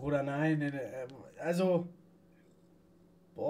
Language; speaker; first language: German; native; German